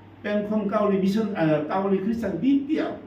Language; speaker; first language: Thai; non-native, learner; Korean